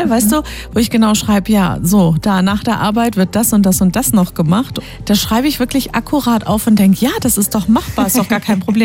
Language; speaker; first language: German; native; German